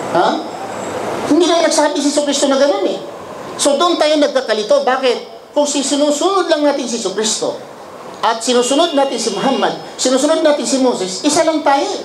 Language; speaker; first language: Filipino; non-native, local second language; Cebuano